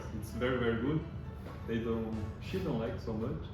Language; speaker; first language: English; non-native, learner; Portuguese